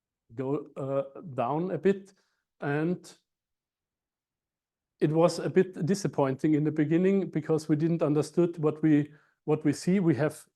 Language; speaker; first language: English; non-native, fluent; German